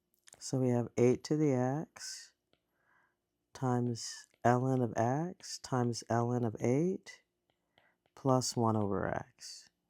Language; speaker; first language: English; native; English